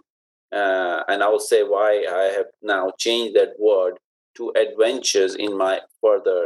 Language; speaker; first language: English; non-native, local second language; Urdu